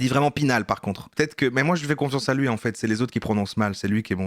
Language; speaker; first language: French; native; French